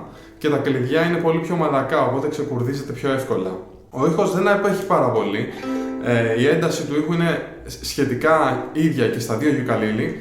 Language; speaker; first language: Greek; native; Greek